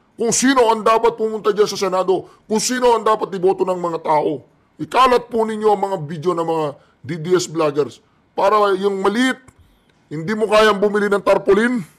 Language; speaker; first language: Filipino; native; Filipino